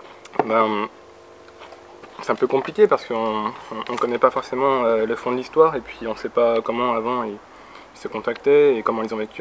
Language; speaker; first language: French; native; French